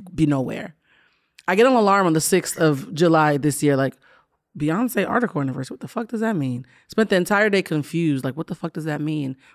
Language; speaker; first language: English; early bilingual, other home language; Spanish